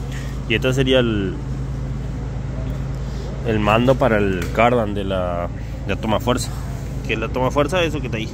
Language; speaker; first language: Spanish; native; Spanish